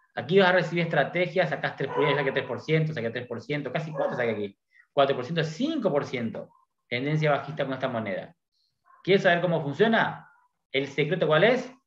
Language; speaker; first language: Spanish; native; Spanish